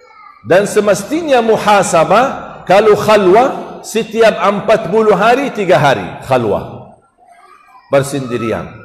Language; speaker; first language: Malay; non-native, fluent; Arabic